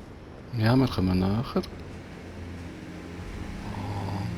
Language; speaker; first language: German; native; German